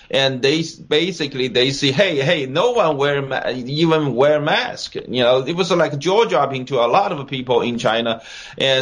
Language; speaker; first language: English; non-native, fluent; Chinese